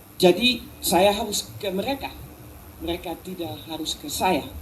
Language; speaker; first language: Indonesian; non-native, learner; Dutch